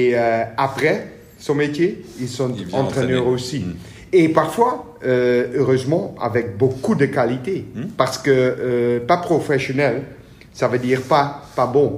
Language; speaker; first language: French; non-native, learner; Dutch